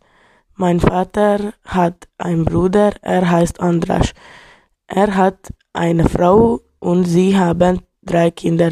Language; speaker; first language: German; non-native, learner; Hungarian